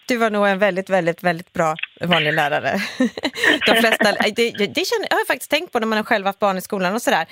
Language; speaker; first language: Swedish; native; Swedish